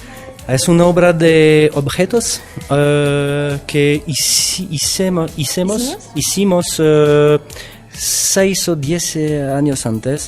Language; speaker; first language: Spanish; non-native, learner; French